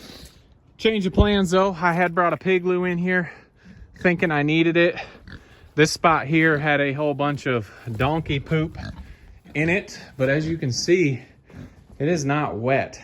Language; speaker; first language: English; native; English